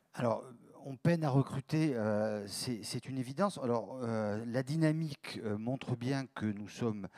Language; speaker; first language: French; native; French